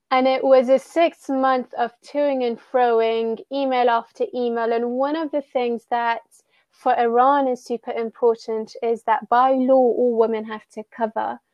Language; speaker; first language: English; early bilingual, other home language; Persian